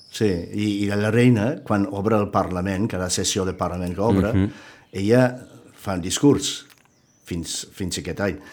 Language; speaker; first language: Catalan; non-native, fluent; English